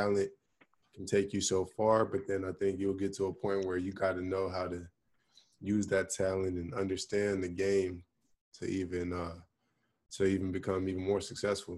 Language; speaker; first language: English; native; English